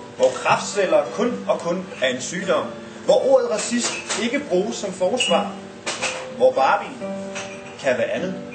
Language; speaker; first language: Danish; early bilingual, other home language; Arabic